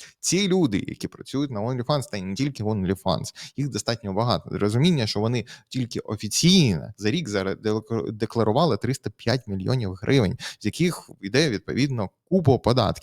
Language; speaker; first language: Ukrainian; native; Ukrainian